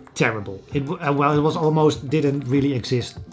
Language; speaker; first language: English; non-native, fluent; Dutch